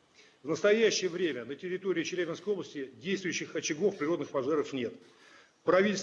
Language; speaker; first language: Russian; native; Russian